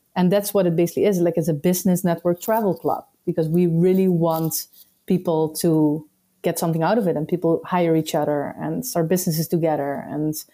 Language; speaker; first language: English; non-native, fluent; Dutch